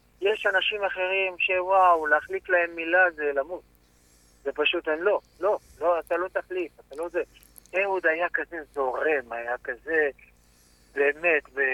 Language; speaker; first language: Hebrew; non-native, fluent; French